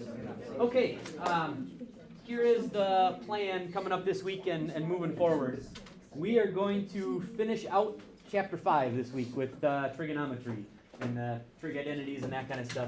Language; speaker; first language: English; native; English